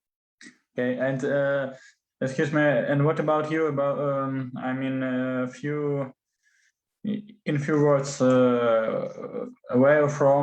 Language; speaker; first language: English; non-native, learner; Russian